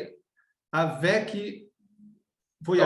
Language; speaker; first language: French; non-native, learner; Portuguese